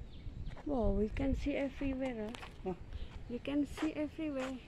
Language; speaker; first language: English; non-native, learner; Indonesian